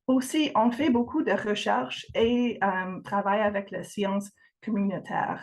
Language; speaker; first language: French; non-native, fluent; English